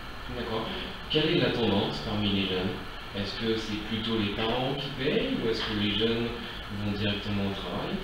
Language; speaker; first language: French; native; French